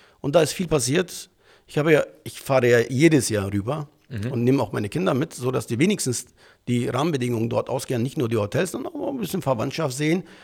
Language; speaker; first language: German; early bilingual, other home language; Turkish